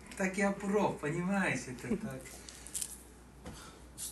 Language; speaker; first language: Russian; non-native, learner; Turkish